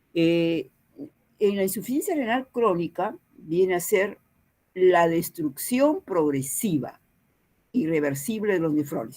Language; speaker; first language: Spanish; native; Spanish